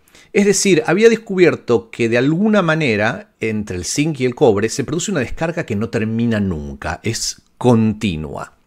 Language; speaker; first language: Spanish; native; Spanish